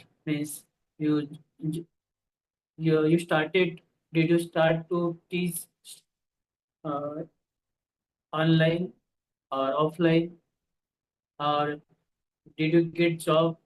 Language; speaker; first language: English; non-native, local second language; Marathi